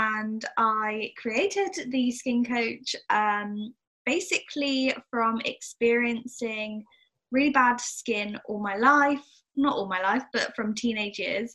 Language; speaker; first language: English; native; English